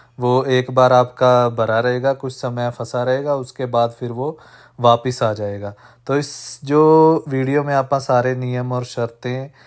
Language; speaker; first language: Hindi; non-native, local second language; Punjabi